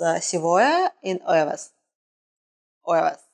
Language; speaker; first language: Spanish; non-native, learner; Russian